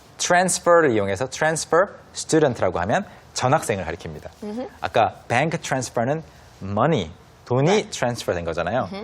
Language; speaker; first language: Korean; native; Korean